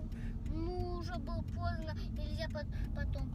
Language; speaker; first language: Russian; early bilingual, heritage; Russian